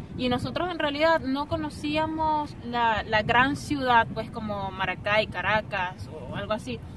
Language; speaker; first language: Spanish; native; Spanish